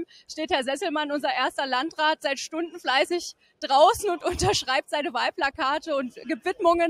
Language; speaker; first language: German; native; German